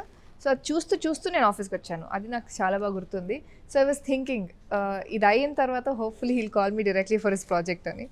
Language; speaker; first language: Telugu; non-native, local second language; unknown